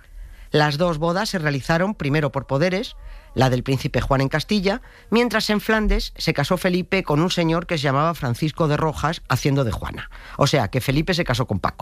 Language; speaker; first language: Spanish; native; Spanish